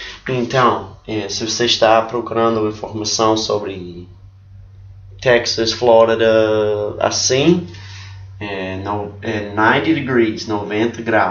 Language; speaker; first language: Portuguese; non-native, fluent; English